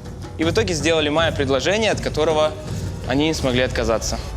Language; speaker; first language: Russian; native; Russian